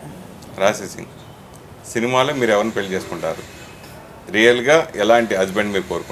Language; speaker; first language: Telugu; native; Telugu